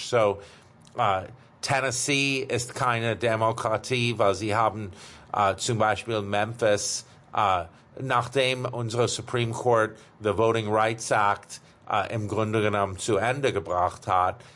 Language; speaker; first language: German; non-native, fluent; English